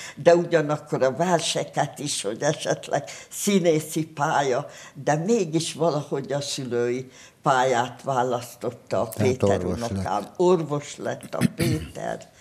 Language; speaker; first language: Hungarian; native; Hungarian